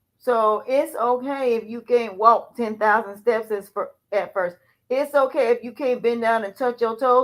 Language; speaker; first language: English; native; English